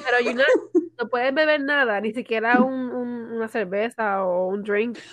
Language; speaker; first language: Spanish; native; Spanish